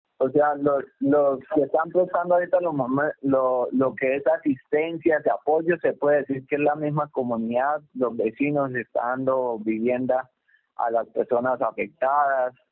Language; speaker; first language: Spanish; native; Spanish